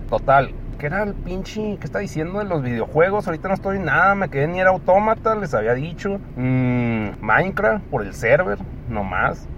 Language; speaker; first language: Spanish; native; Spanish